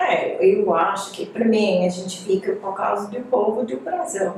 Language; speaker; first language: Portuguese; non-native, fluent; English